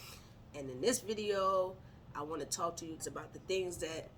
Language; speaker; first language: English; native; English